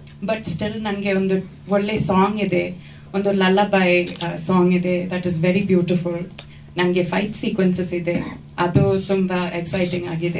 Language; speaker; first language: Kannada; non-native, fluent; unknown